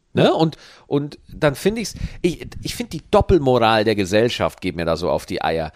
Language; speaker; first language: German; native; German